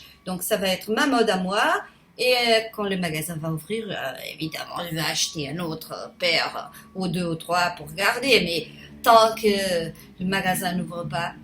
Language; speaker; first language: French; non-native, fluent; Portuguese